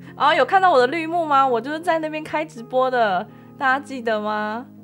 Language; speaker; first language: Chinese; native; Chinese